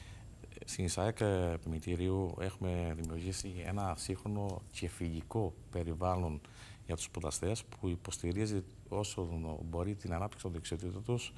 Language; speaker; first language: Greek; native; Greek